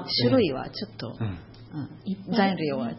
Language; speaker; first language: Japanese; non-native, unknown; Italian